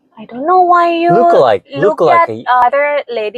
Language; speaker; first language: English; non-native, learner; Thai